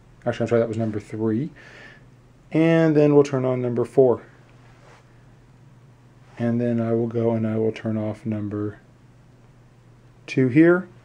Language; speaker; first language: English; native; English